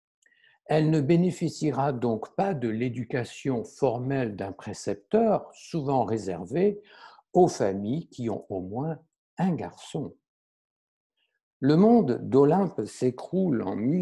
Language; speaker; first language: French; native; French